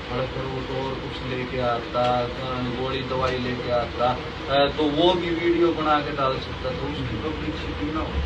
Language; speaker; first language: Hindi; native; Hindi